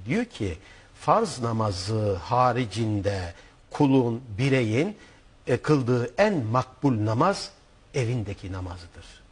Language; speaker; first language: Turkish; native; Turkish